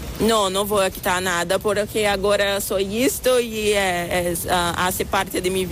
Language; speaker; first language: Spanish; non-native, fluent; Portuguese